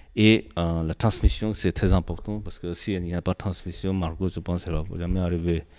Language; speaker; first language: French; non-native, learner; Tibetan